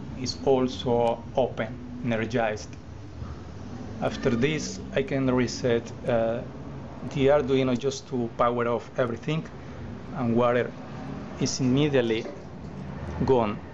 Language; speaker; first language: English; non-native, learner; Spanish